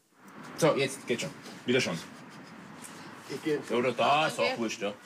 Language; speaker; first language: German; native; German